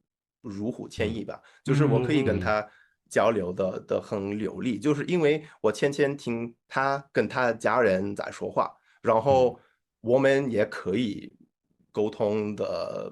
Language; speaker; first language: Chinese; non-native, fluent; English